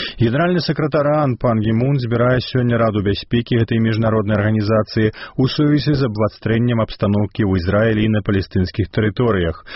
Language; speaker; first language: Belarusian; native; Belarusian